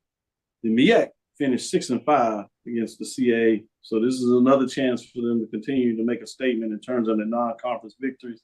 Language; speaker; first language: English; native; English